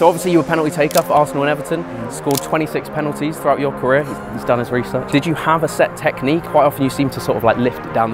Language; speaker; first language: English; native; English